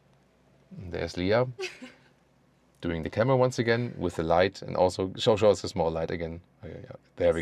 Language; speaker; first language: English; non-native, fluent; German